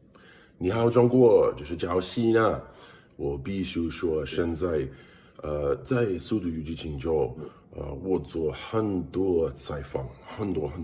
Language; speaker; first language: Chinese; non-native, learner; English